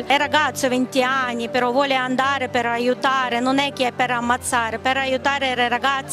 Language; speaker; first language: Italian; non-native, fluent; Ukrainian